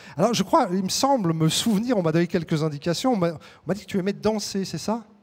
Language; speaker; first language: French; native; French